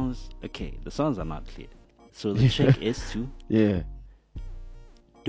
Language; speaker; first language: English; non-native, local second language; Southern Sotho